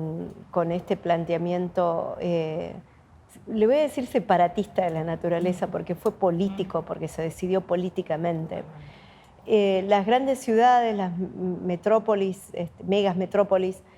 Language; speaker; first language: Spanish; native; Spanish